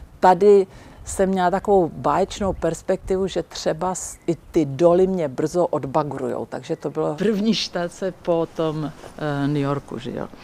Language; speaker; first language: Czech; native; Czech